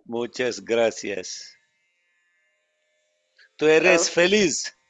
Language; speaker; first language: Spanish; non-native, learner; Telugu